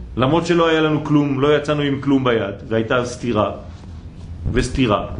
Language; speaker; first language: Hebrew; non-native, fluent; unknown